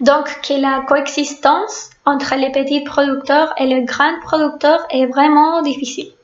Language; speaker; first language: French; non-native, fluent; Spanish